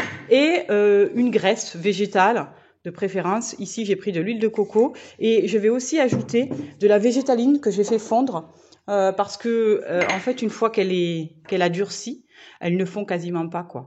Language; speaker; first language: French; native; French